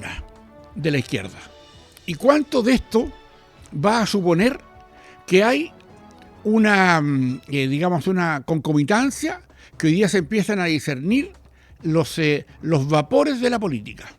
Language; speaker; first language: Spanish; native; Spanish